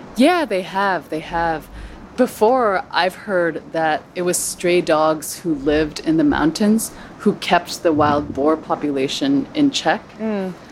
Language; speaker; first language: English; non-native, local second language; Cantonese